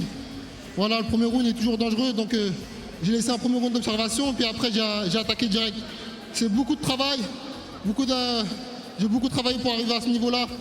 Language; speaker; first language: French; native; French